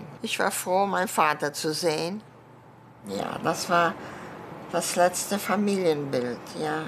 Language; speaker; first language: German; early bilingual, other home language; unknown